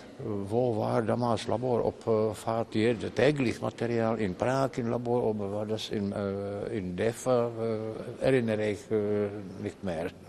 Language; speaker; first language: German; non-native, learner; Czech